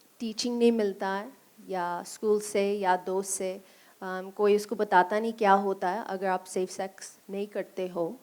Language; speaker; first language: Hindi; non-native, learner; English